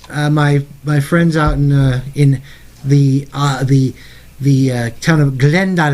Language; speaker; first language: English; native; English